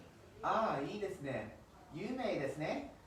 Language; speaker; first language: Japanese; non-native, fluent; English